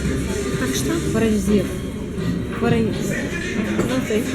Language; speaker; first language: Portuguese; non-native, learner; Russian